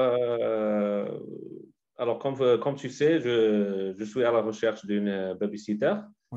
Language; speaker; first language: French; non-native, learner; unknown